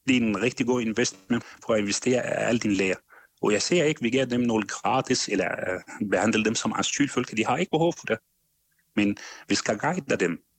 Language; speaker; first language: Danish; non-native, fluent; Arabic